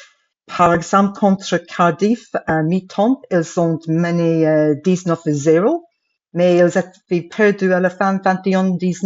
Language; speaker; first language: French; non-native, fluent; English